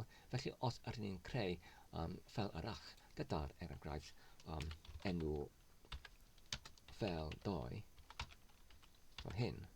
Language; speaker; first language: Welsh; non-native, learner; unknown